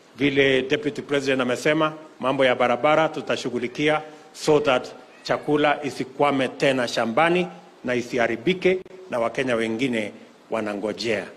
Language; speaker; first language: Swahili; non-native, local second language; Kalenjin